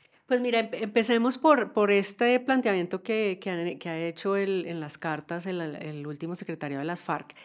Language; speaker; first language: Spanish; native; Spanish